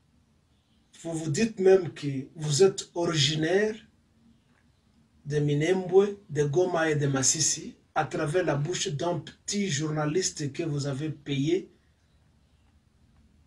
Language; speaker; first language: French; non-native, local second language; Swahili